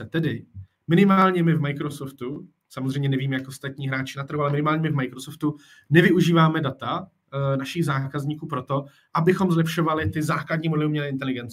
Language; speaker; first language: Czech; native; Czech